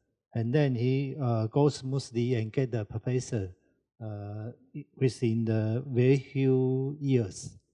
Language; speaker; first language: English; non-native, learner; Chinese